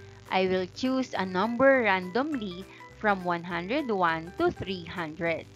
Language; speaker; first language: English; non-native, local second language; Filipino